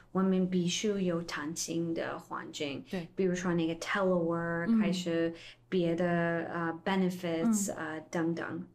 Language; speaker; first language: Chinese; non-native, fluent; English